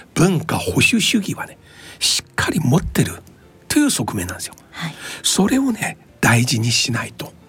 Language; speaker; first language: Japanese; non-native, fluent; Chinese